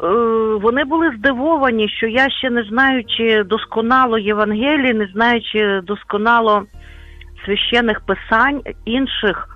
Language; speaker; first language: Ukrainian; native; Ukrainian